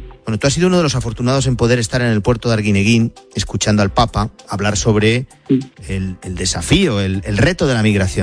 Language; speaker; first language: Spanish; native; Spanish